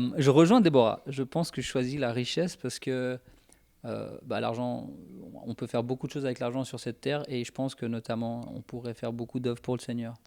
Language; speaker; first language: French; native; French